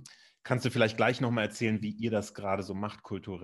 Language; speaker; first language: German; native; German